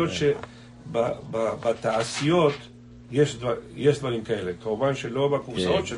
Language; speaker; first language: Hebrew; non-native, fluent; Spanish